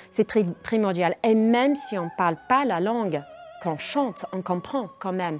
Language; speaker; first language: French; non-native, fluent; English